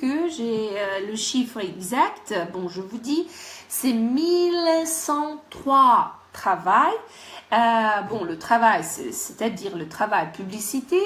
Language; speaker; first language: French; non-native, fluent; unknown